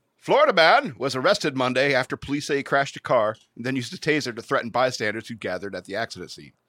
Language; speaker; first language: English; native; English